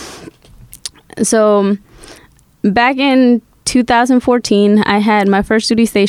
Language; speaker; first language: English; non-native, fluent; Spanish